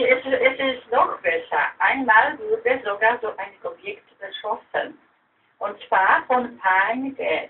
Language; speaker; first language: German; non-native, fluent; Polish